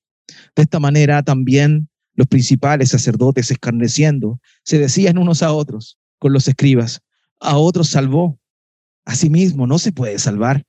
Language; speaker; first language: Spanish; native; Spanish